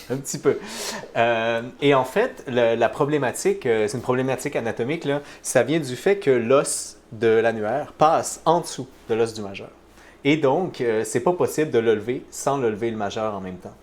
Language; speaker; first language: French; native; French